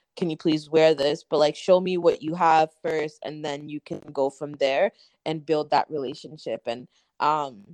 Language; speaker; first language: English; native; English